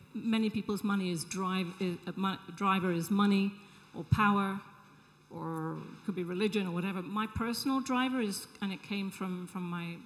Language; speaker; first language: English; native; English